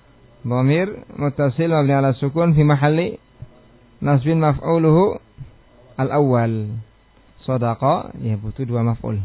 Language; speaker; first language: Arabic; non-native, fluent; Indonesian